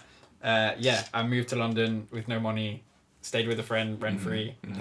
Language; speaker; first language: English; native; English